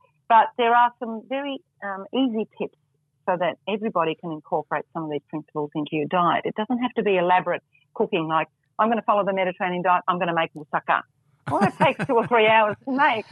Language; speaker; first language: English; native; English